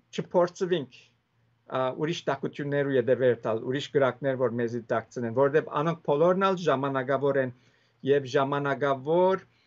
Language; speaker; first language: Armenian; early bilingual, heritage; Armenian